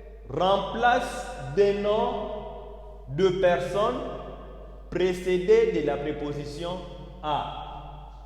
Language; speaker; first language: French; non-native, learner; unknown